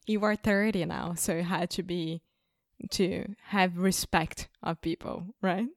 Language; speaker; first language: English; non-native, fluent; Portuguese